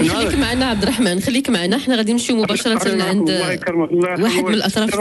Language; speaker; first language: Arabic; native; Arabic